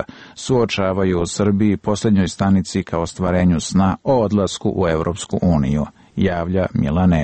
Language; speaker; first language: Serbian; native; Serbian